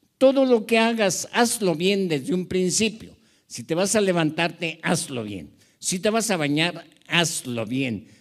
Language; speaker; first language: Spanish; early bilingual, other home language; Japanese